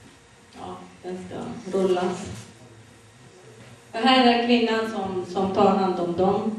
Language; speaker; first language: Swedish; non-native, fluent; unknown